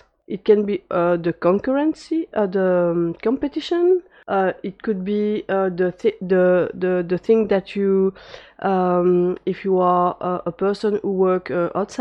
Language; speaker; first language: English; non-native, fluent; French